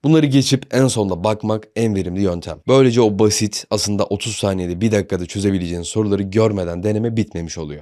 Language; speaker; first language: Turkish; native; Turkish